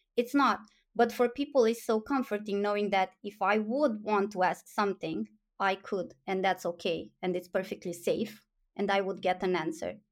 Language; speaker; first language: English; non-native, fluent; Romanian